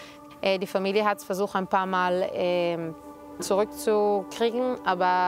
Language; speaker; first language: German; non-native, fluent; Hebrew